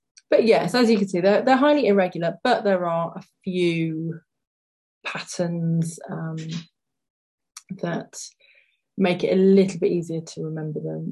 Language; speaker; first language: English; native; English